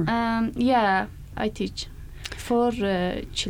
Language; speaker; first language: English; non-native, learner; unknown